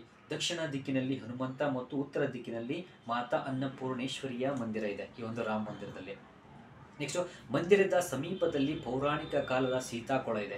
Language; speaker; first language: Kannada; native; Kannada